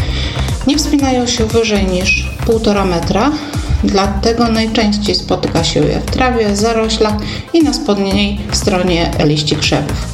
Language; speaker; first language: Polish; native; Polish